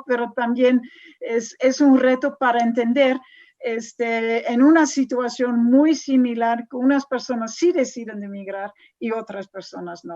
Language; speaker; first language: Spanish; non-native, fluent; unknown